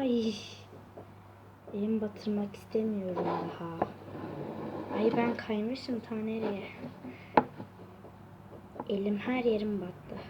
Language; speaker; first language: Turkish; native; Turkish